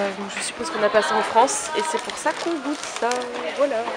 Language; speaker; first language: French; native; French